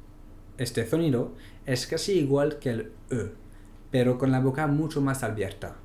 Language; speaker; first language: Spanish; non-native, fluent; French